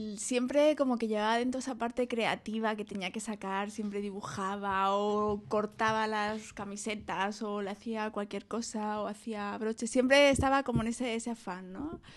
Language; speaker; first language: Spanish; native; Spanish